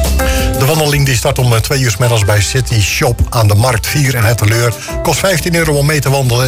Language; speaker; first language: Dutch; native; Dutch